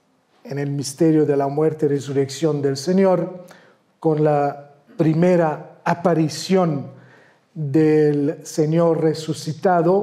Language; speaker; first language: Spanish; non-native, fluent; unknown